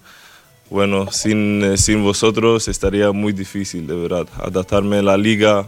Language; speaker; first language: Spanish; non-native, fluent; Swedish